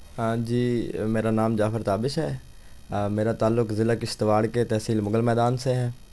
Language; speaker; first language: Urdu; non-native, local second language; Gujari